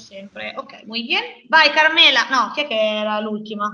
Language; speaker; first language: Italian; native; Italian